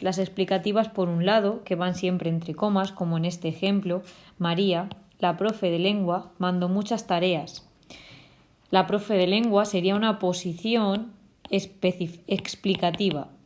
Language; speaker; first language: Spanish; native; Spanish